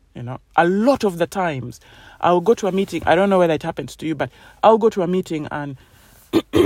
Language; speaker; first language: English; non-native, local second language; Ganda